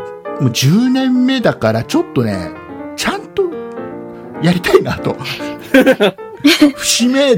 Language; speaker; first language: Japanese; native; Japanese